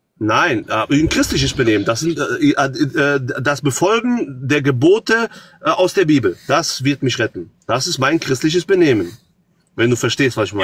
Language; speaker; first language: German; early bilingual, other home language; Croatian